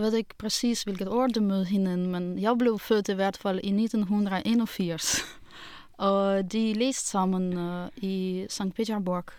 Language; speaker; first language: Danish; non-native, fluent; Russian